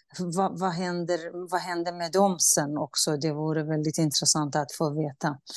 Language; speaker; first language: Swedish; non-native, fluent; Central Kurdish